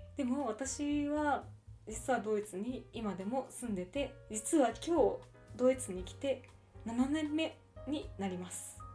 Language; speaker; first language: Japanese; native; Japanese